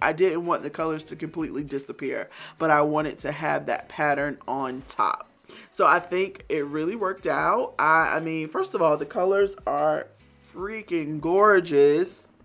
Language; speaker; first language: English; native; English